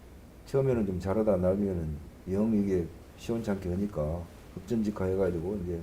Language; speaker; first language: Korean; native; Korean